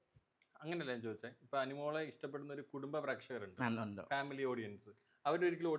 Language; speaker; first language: Malayalam; native; Malayalam